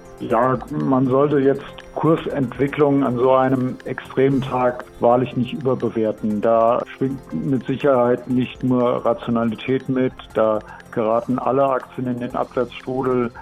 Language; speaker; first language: German; native; German